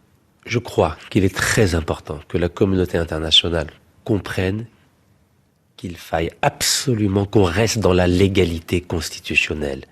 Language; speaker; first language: French; native; French